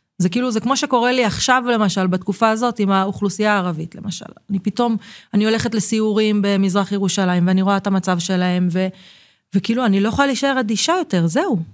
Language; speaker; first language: Hebrew; native; Hebrew